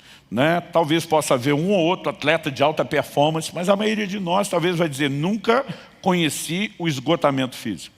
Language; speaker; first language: Portuguese; native; Portuguese